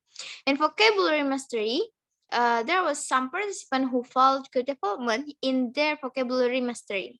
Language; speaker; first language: English; non-native, learner; Indonesian